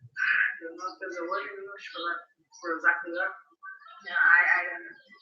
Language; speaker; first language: English; non-native, learner; Spanish